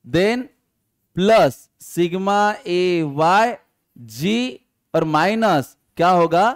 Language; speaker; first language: Hindi; non-native, local second language; Marathi